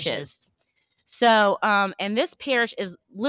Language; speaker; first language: English; native; English